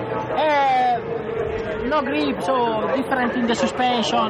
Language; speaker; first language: English; non-native, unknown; Italian